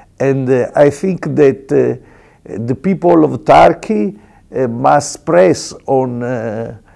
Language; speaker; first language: English; non-native, learner; Italian